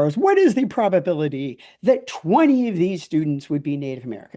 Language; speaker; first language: English; native; English